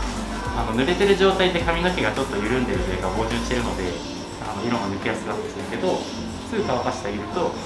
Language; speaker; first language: Japanese; native; Japanese